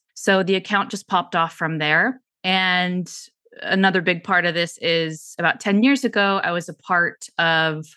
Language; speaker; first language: English; native; English